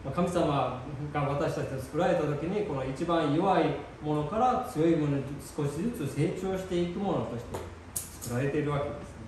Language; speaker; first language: Japanese; early bilingual, heritage; Japanese